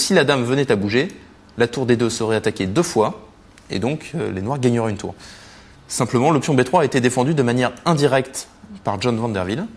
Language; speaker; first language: French; native; French